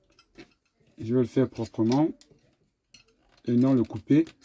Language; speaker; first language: French; native; French